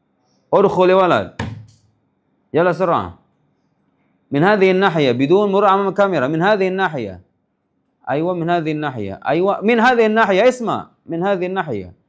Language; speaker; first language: Arabic; non-native, fluent; Indonesian